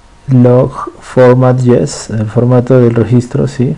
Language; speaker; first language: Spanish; native; Spanish